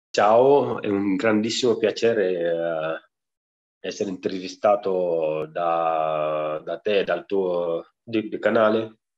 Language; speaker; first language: Italian; non-native, fluent; Wolof